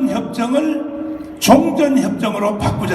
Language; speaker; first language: Korean; native; Korean